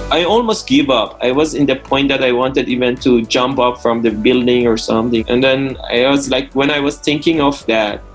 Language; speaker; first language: English; non-native, fluent; Persian